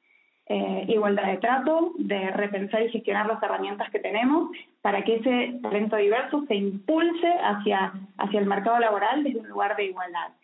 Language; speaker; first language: Spanish; native; Spanish